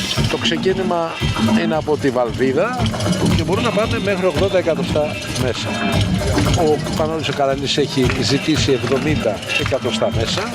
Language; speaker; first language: Greek; native; Greek